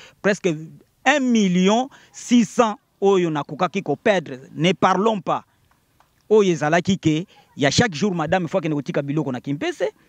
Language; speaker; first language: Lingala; non-native, local second language; Kongo